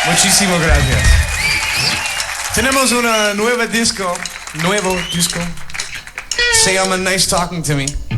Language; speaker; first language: Spanish; non-native, learner; English